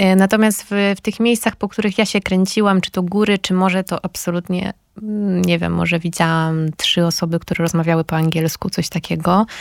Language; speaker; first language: Polish; native; Polish